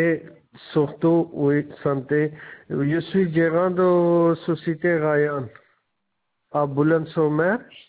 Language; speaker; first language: French; non-native, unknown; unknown